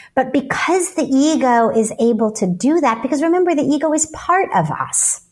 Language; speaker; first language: English; native; English